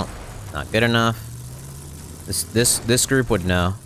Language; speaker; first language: English; native; English